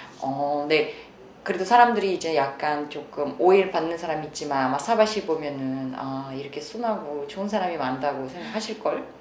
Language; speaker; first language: Korean; non-native, fluent; Uzbek